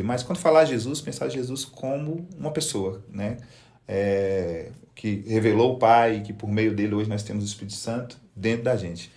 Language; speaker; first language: Portuguese; native; Portuguese